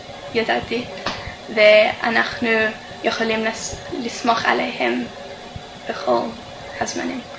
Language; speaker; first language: Hebrew; non-native, fluent; English